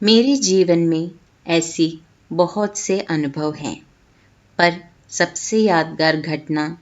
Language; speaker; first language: Hindi; non-native, local second language; Malayalam